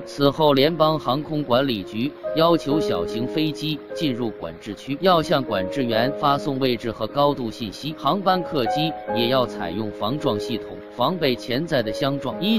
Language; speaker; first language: Chinese; native; Chinese